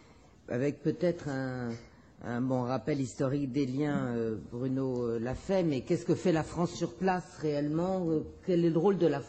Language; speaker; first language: French; native; French